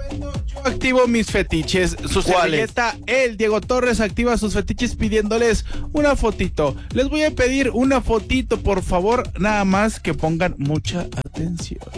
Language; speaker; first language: Spanish; native; Spanish